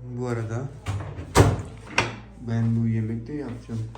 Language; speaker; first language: Turkish; non-native, learner; Urdu